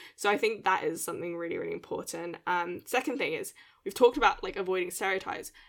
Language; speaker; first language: English; early bilingual, other home language; Malay